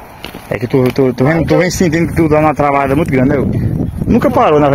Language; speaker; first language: Portuguese; native; Portuguese